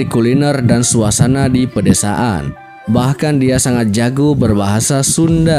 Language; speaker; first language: Indonesian; native; Indonesian